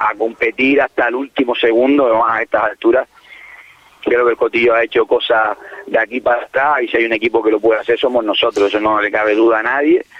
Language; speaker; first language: Spanish; native; Spanish